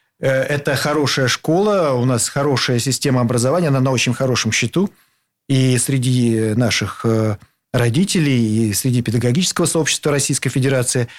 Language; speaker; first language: Russian; native; Russian